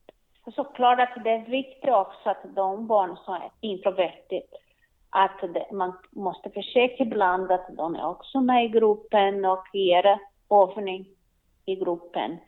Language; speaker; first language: Swedish; non-native, learner; Portuguese